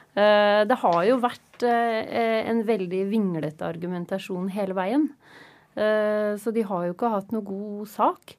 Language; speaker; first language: Norwegian; native; Norwegian